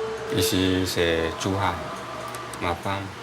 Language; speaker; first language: French; non-native, learner; Chinese